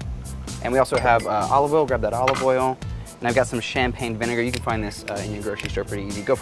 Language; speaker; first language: English; native; English